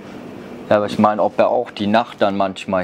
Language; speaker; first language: German; native; German